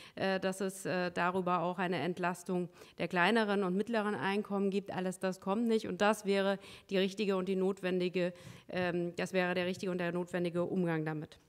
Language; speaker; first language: German; native; German